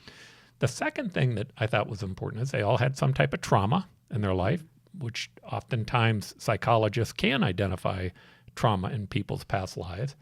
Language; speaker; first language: English; native; English